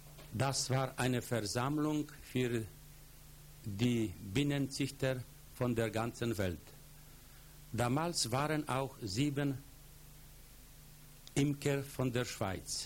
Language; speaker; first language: German; non-native, fluent; Polish